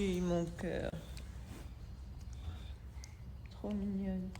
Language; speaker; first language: French; native; French